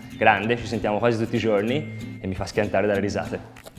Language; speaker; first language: Italian; native; Italian